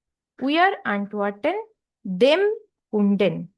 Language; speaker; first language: German; non-native, fluent; Hindi